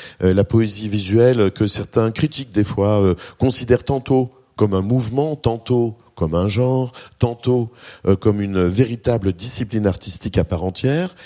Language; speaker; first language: French; native; French